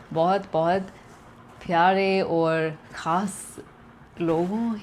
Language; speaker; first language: Hindi; non-native, learner; English